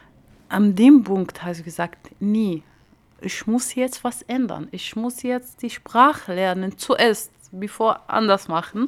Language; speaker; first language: German; non-native, learner; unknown